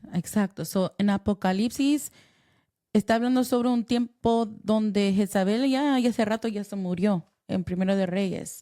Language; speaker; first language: Spanish; early bilingual, heritage; Spanish